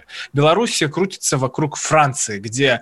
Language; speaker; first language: Russian; native; Russian